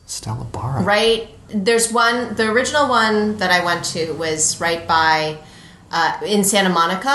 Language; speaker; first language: English; native; English